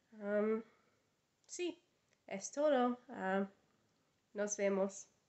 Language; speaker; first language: Spanish; non-native, learner; English